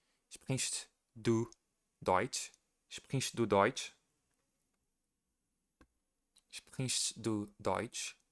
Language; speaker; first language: German; non-native, learner; Portuguese